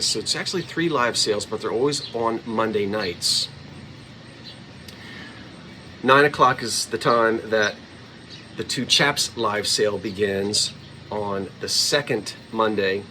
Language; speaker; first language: English; native; English